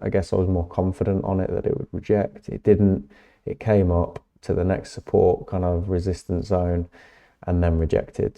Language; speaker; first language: English; native; English